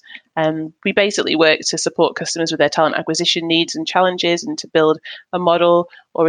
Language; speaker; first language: English; native; English